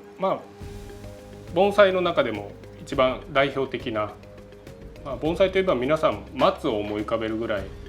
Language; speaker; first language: Japanese; native; Japanese